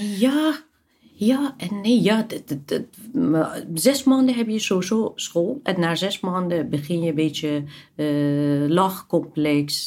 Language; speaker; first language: Dutch; non-native, fluent; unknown